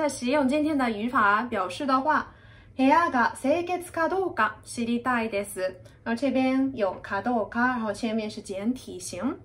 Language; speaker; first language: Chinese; non-native, fluent; Japanese